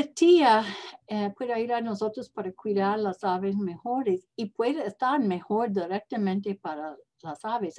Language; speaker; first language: Spanish; non-native, learner; English